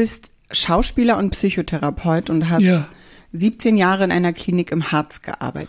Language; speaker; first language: German; native; German